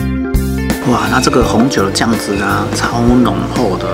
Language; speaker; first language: Chinese; native; Chinese